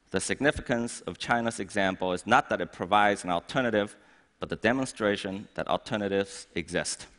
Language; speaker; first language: English; non-native, fluent; Chinese